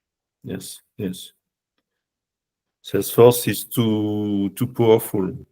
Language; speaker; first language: English; non-native, learner; French